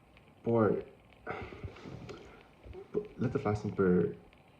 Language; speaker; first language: Albanian; non-native, learner; English